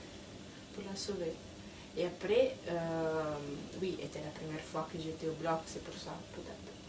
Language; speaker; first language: French; non-native, fluent; Italian